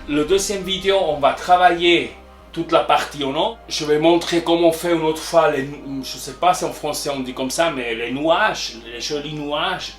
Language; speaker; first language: French; non-native, learner; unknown